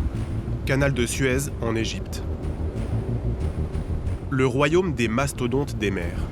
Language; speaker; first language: French; native; French